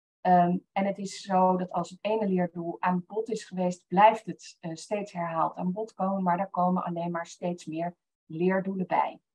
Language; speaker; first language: Dutch; native; Dutch